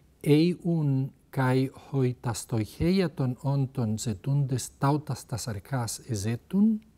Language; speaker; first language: Greek; non-native, fluent; Spanish